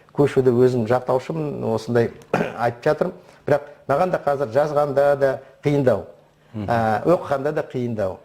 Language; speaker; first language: Kazakh; non-native, local second language; Russian